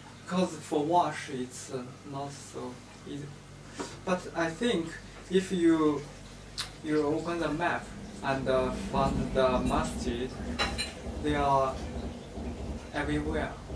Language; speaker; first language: English; non-native, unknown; Chinese